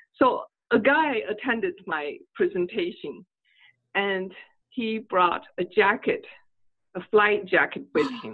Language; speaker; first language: English; non-native, fluent; Chinese